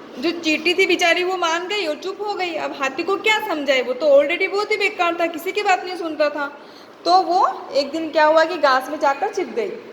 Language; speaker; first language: Hindi; native; Hindi